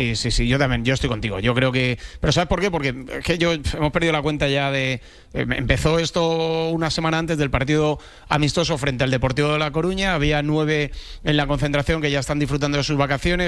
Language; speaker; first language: Spanish; native; Spanish